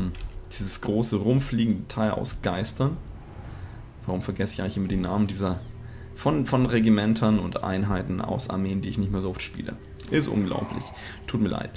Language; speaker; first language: German; native; German